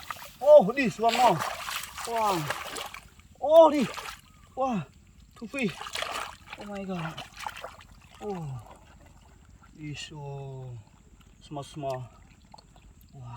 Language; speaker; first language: English; non-native, learner; Vietnamese